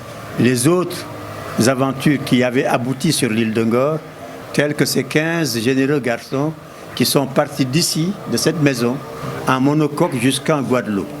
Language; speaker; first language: French; non-native, local second language; Wolof